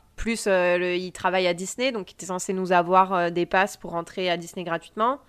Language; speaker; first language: French; native; French